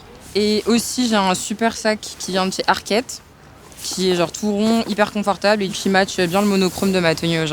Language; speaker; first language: French; native; French